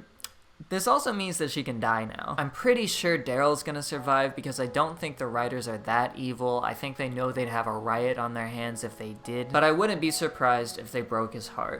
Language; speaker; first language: English; native; English